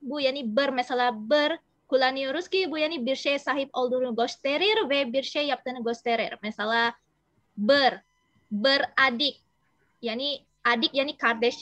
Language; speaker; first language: Turkish; non-native, learner; Indonesian